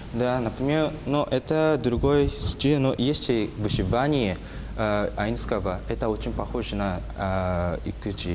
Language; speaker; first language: Russian; non-native, learner; Japanese